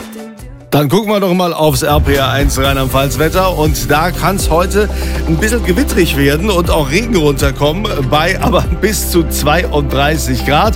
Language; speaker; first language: German; native; German